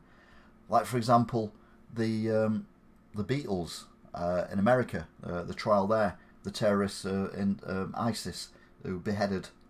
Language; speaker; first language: English; native; English